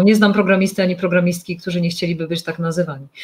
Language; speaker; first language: Polish; native; Polish